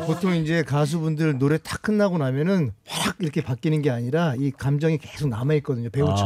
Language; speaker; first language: Korean; native; Korean